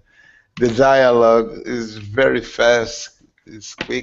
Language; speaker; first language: English; non-native, learner; Portuguese